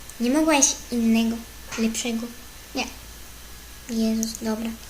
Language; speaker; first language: Polish; native; Polish